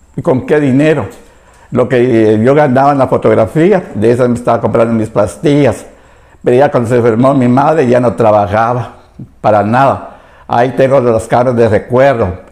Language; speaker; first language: Spanish; native; Spanish